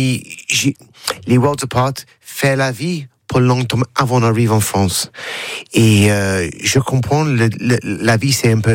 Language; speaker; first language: French; non-native, learner; English